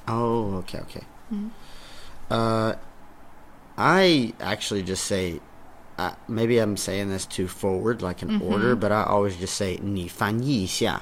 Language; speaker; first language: English; native; English